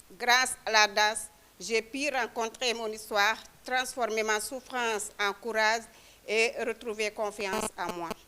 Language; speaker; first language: French; non-native, local second language; Wolof